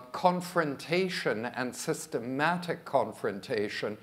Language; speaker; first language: English; early bilingual, other home language; French